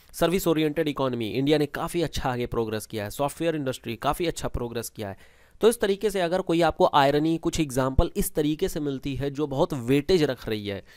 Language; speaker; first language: Hindi; native; Hindi